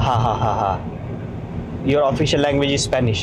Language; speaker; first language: English; non-native, local second language; Hindi